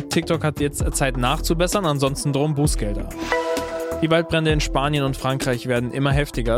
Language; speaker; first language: German; native; German